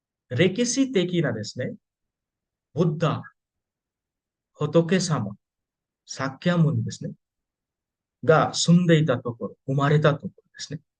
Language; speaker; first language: Japanese; non-native, fluent; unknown